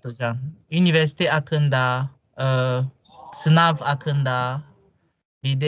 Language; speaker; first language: Turkish; non-native, fluent; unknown